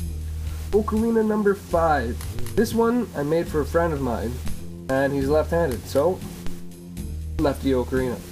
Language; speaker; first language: English; native; English